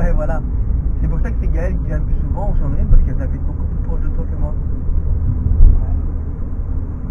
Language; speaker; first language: French; native; French